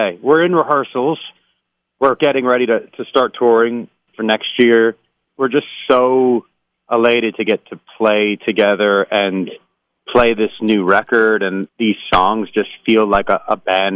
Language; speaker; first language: English; native; English